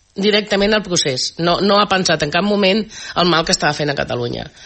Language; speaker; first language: Catalan; non-native, local second language; Spanish